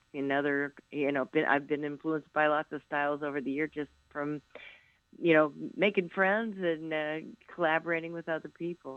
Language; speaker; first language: English; native; English